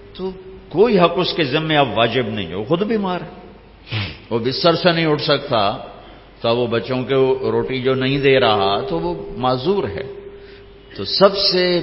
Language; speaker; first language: Urdu; native; Urdu